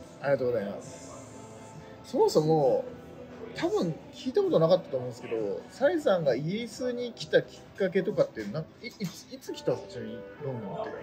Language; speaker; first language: Japanese; native; Japanese